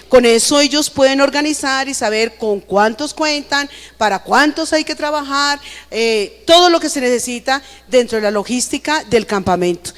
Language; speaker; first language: Spanish; native; Spanish